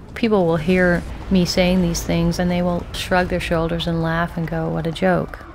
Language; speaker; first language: English; native; English